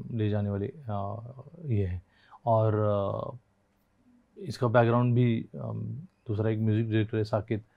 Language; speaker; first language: Hindi; non-native, local second language; Marathi